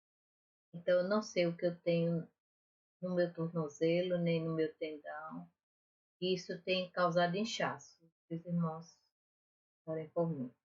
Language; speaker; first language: Portuguese; native; Portuguese